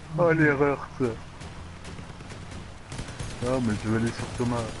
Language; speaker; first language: French; native; French